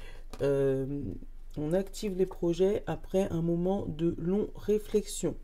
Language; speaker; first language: French; native; French